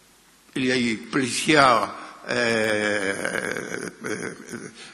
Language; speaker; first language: French; non-native, fluent; Spanish